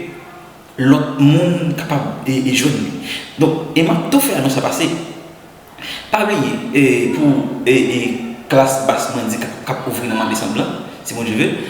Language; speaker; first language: French; non-native, learner; Haitian Creole